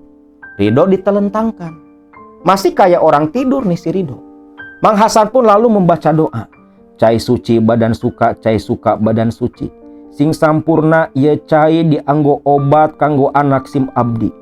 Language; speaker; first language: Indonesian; non-native, local second language; Sundanese